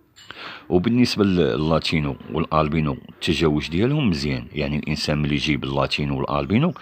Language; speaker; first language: Arabic; native; Arabic